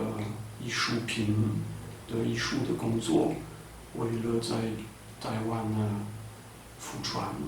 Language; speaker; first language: Chinese; non-native, fluent; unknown